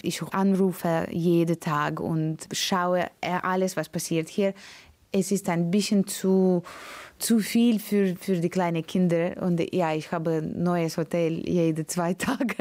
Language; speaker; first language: German; non-native, learner; Latvian